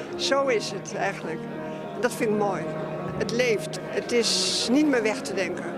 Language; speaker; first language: Dutch; native; Dutch